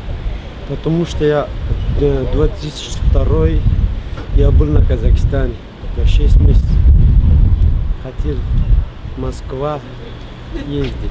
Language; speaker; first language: Russian; non-native, learner; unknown